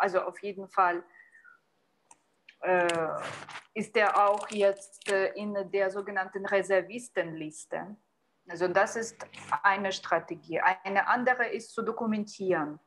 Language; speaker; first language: German; non-native, fluent; Ukrainian